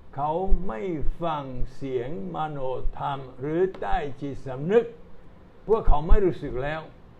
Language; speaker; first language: Thai; non-native, fluent; Italian